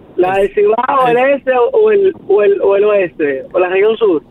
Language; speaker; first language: Spanish; native; Spanish